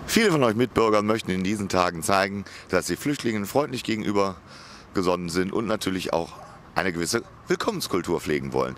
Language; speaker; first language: German; native; German